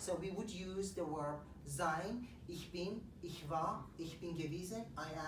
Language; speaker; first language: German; non-native, fluent; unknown